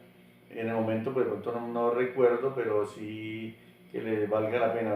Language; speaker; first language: Spanish; native; Spanish